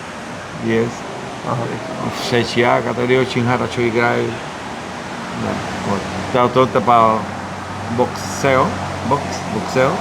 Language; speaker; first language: Russian; non-native, learner; Spanish